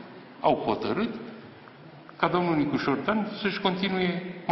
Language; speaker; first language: Romanian; native; Romanian